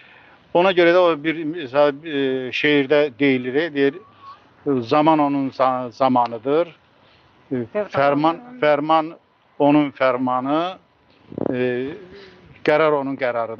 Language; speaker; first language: Azerbaijani; native; Azerbaijani